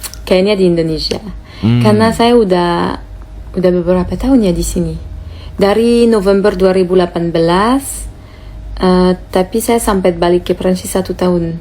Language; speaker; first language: Indonesian; non-native, learner; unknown